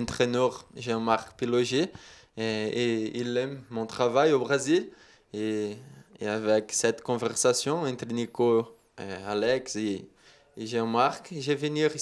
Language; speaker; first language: French; non-native, learner; Portuguese